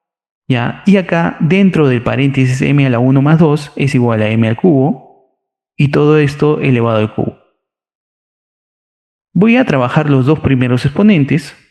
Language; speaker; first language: Spanish; native; Spanish